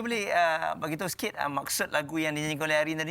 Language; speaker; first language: Malay; native; Malay